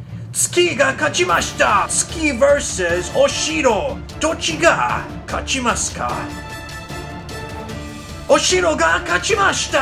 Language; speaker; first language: Japanese; non-native, learner; English